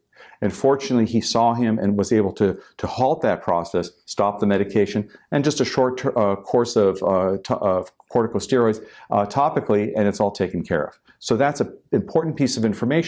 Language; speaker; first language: English; native; English